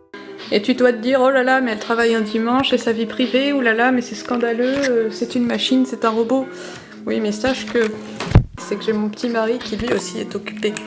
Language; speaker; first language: French; native; French